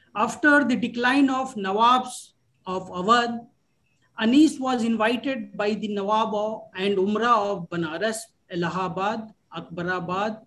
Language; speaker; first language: English; non-native, local second language; Urdu